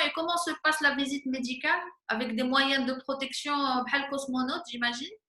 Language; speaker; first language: French; non-native, local second language; Arabic